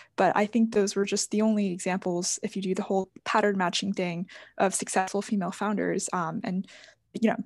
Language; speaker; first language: English; native; English